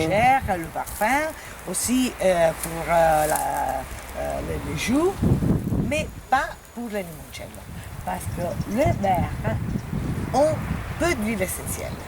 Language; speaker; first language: French; non-native, fluent; Italian